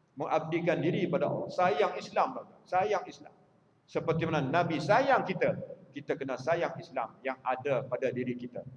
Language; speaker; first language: Malay; native; Malay